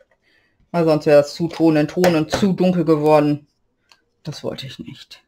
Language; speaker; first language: German; native; German